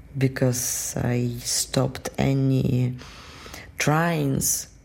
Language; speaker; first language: English; non-native, fluent; Russian